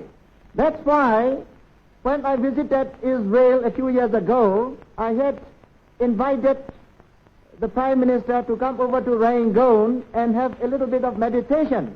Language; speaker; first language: English; non-native, local second language; Burmese